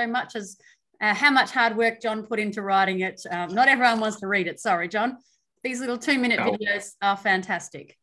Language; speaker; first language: English; native; English